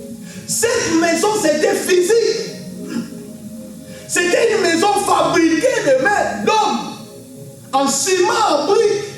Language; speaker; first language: French; non-native, local second language; Lingala